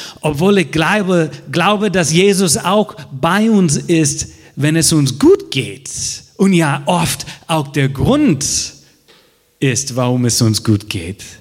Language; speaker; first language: German; non-native, fluent; English